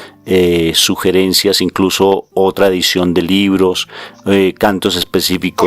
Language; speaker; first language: Spanish; native; Spanish